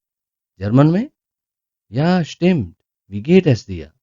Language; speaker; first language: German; non-native, learner; Urdu